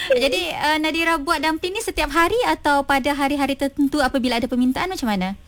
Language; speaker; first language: Malay; non-native, local second language; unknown